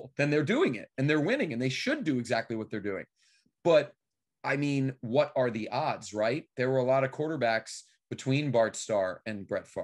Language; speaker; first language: English; native; English